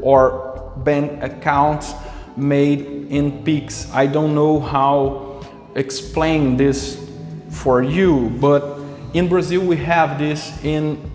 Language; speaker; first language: English; non-native, local second language; Portuguese